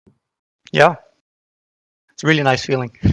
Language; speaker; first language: English; non-native, fluent; Danish